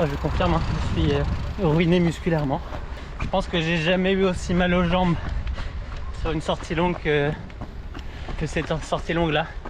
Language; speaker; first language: French; native; French